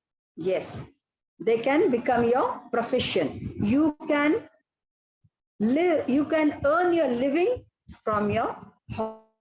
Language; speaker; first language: English; non-native, local second language; Odia